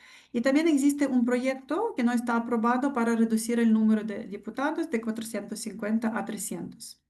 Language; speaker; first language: Spanish; non-native, fluent; Ukrainian